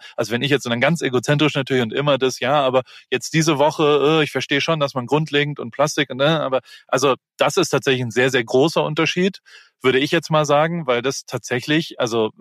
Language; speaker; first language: German; native; German